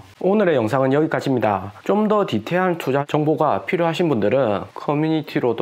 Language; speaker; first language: Korean; native; Korean